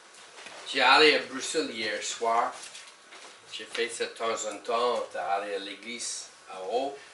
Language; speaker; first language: French; non-native, learner; English